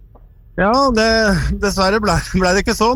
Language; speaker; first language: Norwegian; native; Norwegian